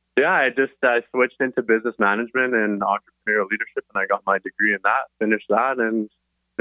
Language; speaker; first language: English; native; English